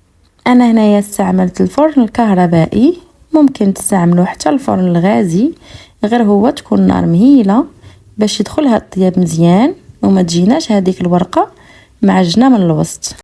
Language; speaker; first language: Arabic; native; Arabic